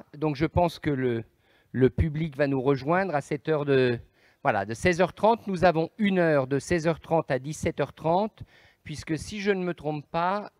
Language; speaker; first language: French; native; French